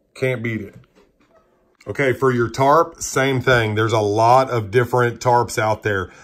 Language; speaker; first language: English; native; English